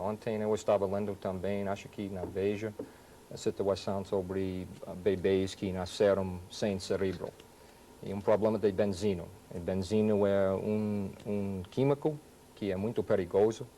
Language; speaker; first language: Portuguese; non-native, fluent; English